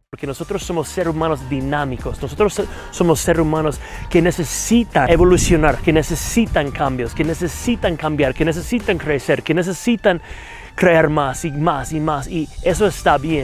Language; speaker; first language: Spanish; non-native, fluent; English